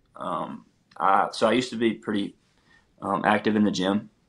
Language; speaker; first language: English; native; English